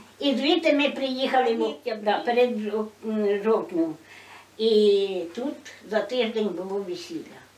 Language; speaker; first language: Ukrainian; native; Ukrainian